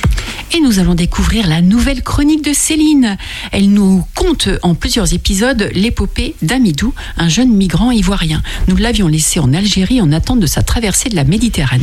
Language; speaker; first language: French; native; French